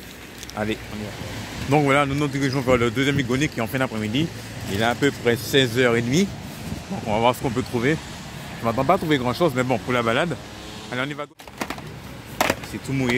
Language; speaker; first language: French; native; French